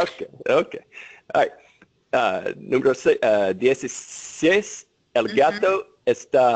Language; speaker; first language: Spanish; non-native, learner; English